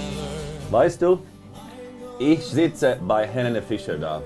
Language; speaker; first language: German; non-native, learner; Finnish